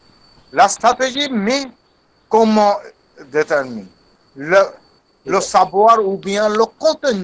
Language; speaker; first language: French; non-native, fluent; Bangla